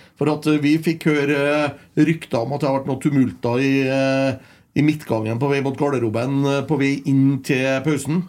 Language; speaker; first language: Norwegian; native; Norwegian